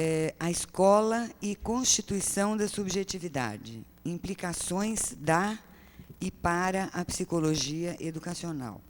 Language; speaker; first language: Portuguese; native; Portuguese